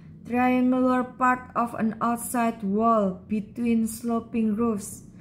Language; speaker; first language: English; non-native, learner; Indonesian